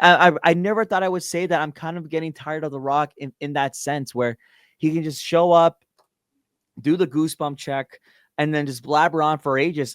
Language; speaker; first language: English; native; English